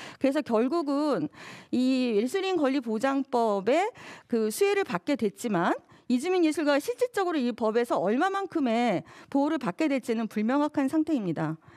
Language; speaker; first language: Korean; native; Korean